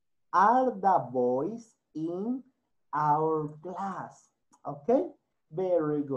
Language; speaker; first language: English; non-native, learner; Spanish